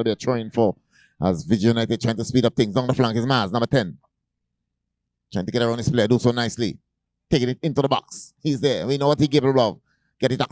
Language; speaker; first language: English; native; English